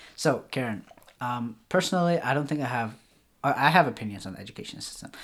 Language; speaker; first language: English; early bilingual, other home language; Bangla